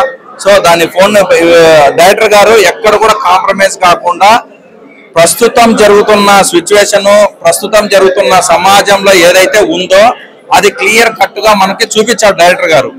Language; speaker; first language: Telugu; native; Telugu